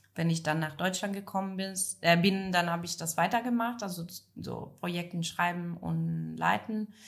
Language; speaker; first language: German; non-native, fluent; Italian